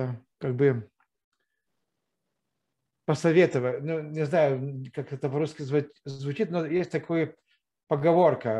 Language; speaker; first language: Russian; non-native, fluent; Lithuanian